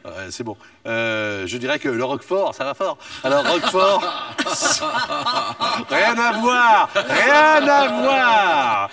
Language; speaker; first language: French; native; French